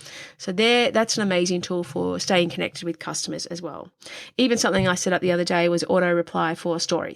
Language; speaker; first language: English; native; English